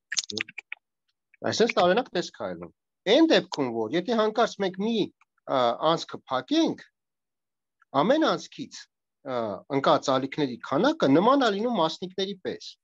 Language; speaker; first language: Armenian; native; Armenian